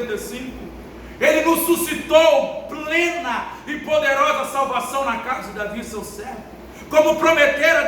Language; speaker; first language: Portuguese; native; Portuguese